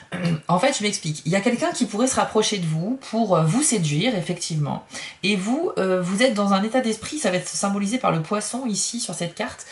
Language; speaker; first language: French; native; French